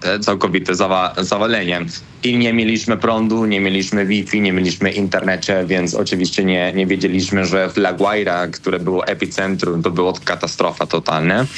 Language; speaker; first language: Polish; non-native, fluent; Spanish